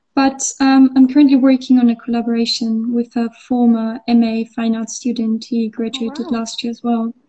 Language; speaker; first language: English; non-native, fluent; German